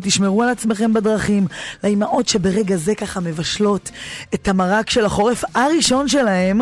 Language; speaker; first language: Hebrew; native; Hebrew